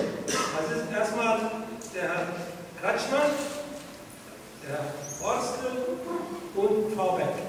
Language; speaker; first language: German; non-native, fluent; Arabic